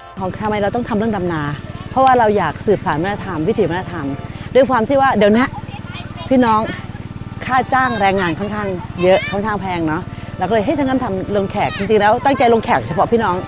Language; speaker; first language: Thai; native; Thai